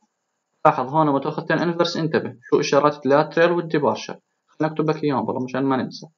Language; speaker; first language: Arabic; native; Arabic